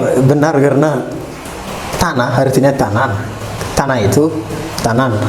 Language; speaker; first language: Indonesian; non-native, fluent; Malagasy